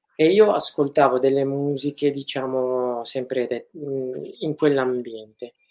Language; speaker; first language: Italian; non-native, fluent; Kurdish